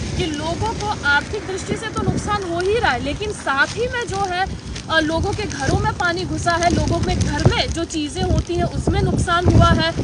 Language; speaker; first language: Hindi; non-native, local second language; Gujarati